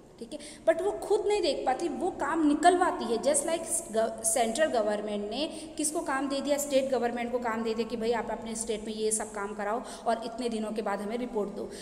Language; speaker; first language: Hindi; non-native, local second language; Gujarati